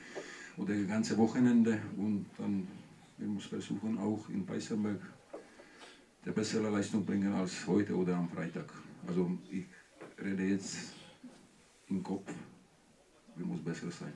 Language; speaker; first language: German; non-native, learner; Czech